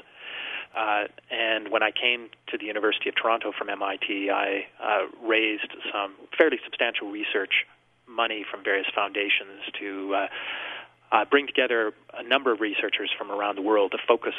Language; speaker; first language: English; native; English